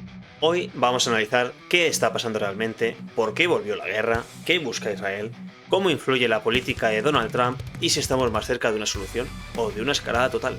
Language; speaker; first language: Spanish; native; Spanish